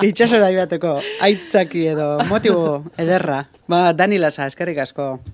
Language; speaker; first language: Basque; native; Basque